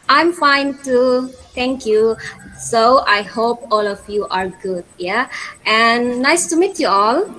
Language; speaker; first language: English; non-native, fluent; Indonesian